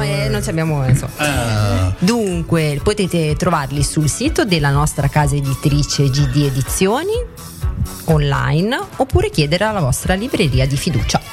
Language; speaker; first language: Italian; native; Italian